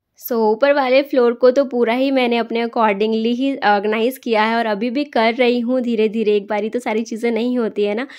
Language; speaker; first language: Hindi; native; Hindi